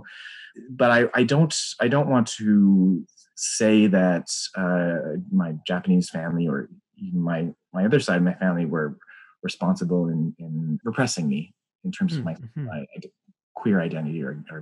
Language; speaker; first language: English; native; English